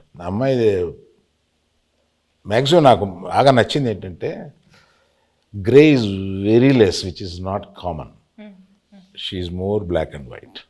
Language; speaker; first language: Telugu; native; Telugu